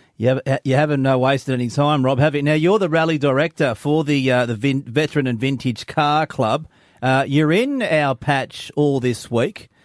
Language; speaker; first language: English; native; English